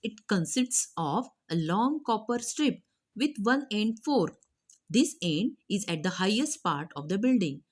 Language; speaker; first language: English; non-native, local second language; Marathi